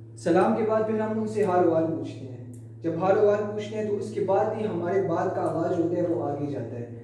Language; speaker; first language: Urdu; non-native, local second language; Pashto